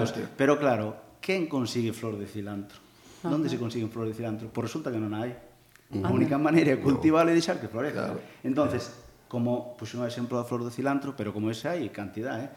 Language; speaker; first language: Galician; non-native, local second language; Spanish